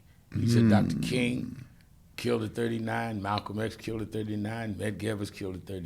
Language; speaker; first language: English; native; English